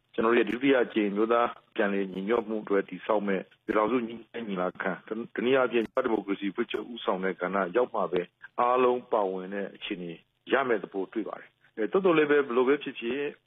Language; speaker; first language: Burmese; native; Burmese